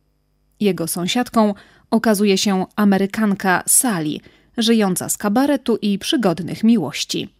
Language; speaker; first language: Polish; native; Polish